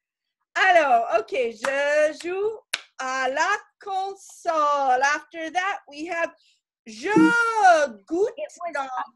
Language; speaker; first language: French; non-native, fluent; English